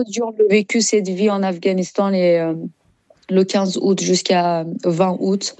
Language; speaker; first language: French; non-native, learner; Persian